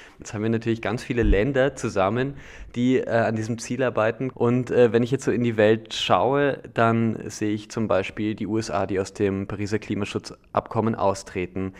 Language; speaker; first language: German; native; German